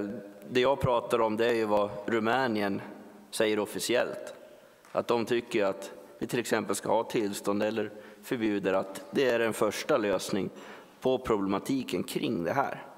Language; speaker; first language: Swedish; native; Swedish